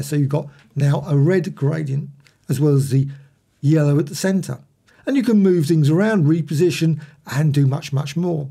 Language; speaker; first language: English; native; English